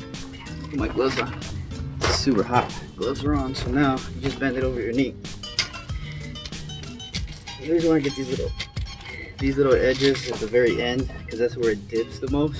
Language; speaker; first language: English; native; English